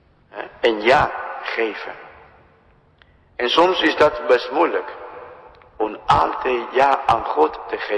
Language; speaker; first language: Dutch; non-native, fluent; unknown